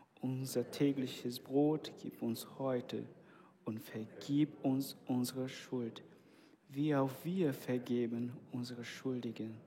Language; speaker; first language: German; non-native, fluent; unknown